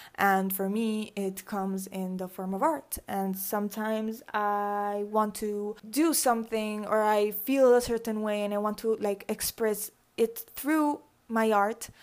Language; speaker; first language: English; early bilingual, other home language; Spanish